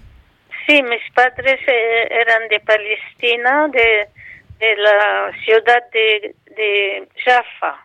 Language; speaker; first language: Spanish; non-native, fluent; Arabic